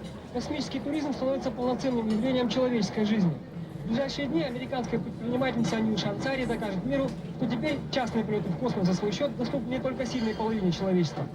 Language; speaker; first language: Russian; native; Russian